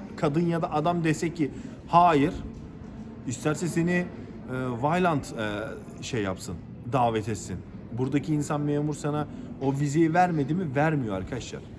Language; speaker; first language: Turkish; native; Turkish